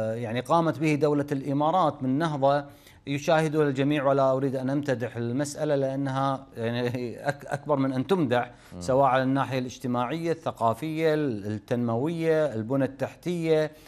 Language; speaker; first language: Arabic; native; Arabic